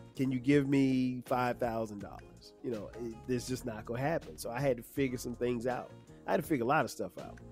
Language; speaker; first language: English; native; English